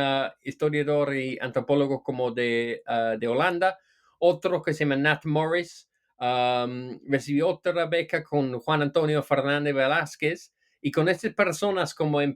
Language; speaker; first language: Spanish; non-native, fluent; English